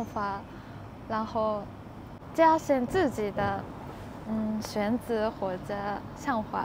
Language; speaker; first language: Chinese; non-native, learner; Japanese